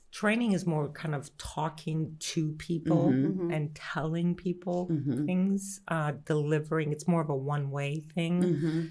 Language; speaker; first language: English; early bilingual, other home language; Greek